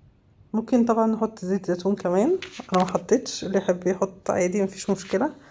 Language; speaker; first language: Arabic; native; Arabic